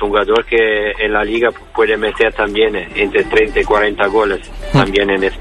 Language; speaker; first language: Spanish; non-native, learner; Italian